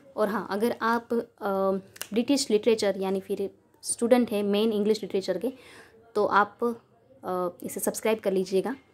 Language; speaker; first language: Hindi; non-native, local second language; Gujarati